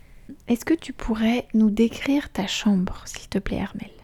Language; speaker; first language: French; native; French